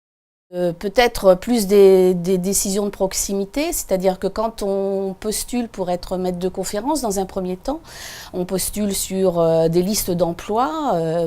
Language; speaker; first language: French; native; French